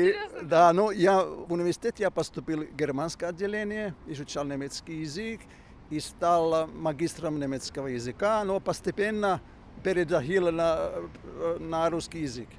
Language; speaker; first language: Russian; non-native, fluent; Finnish